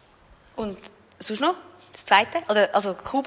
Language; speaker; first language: German; native; German